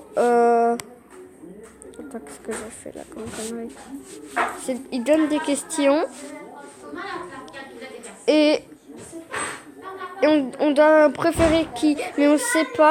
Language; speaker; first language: French; native; French